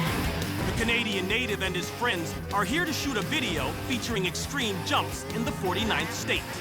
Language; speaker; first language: English; native; English